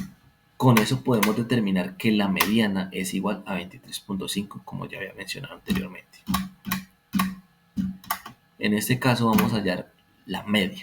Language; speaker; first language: Spanish; native; Spanish